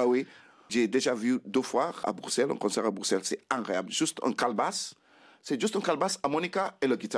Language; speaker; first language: French; non-native, fluent; Krio